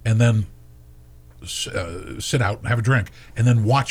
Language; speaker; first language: English; native; English